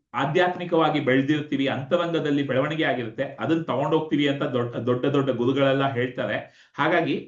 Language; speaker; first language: Kannada; native; Kannada